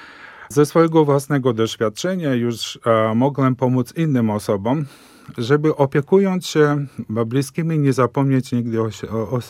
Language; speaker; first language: Polish; non-native, fluent; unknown